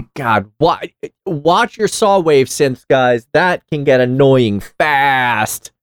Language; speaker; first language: English; native; English